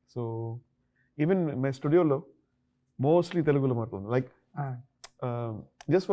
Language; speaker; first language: Telugu; non-native, learner; Tamil